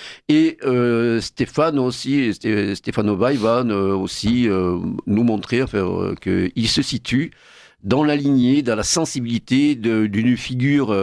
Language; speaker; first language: French; native; French